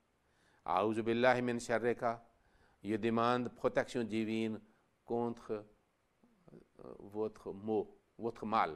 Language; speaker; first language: French; non-native, local second language; Wolof